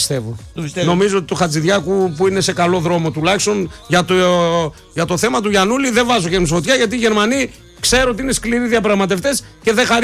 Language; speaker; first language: Greek; native; Greek